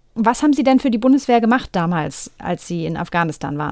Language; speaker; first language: German; native; German